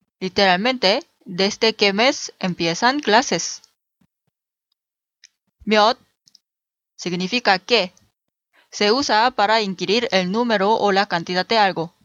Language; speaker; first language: Spanish; non-native, fluent; Korean